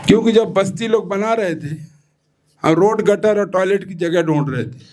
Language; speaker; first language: Hindi; non-native, local second language; Marathi